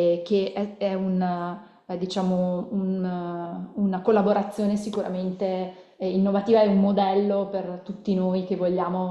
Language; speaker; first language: Italian; native; Italian